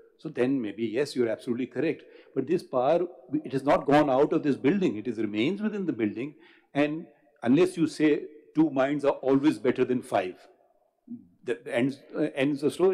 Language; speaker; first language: English; non-native, local second language; Urdu